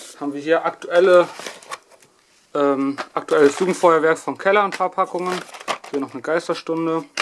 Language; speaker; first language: German; native; German